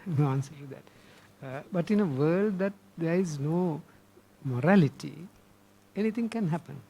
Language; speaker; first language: English; non-native, local second language; Sinhala